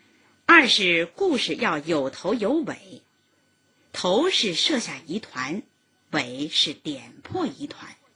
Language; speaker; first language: Chinese; native; Chinese